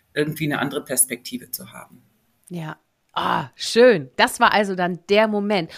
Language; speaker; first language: German; native; German